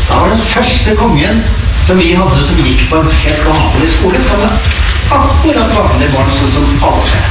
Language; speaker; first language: Norwegian; native; Norwegian